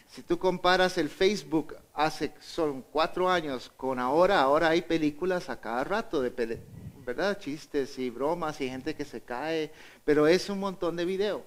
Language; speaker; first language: Spanish; native; Spanish